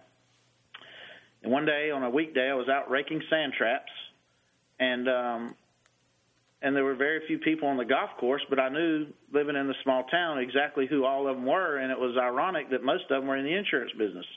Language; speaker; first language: English; native; English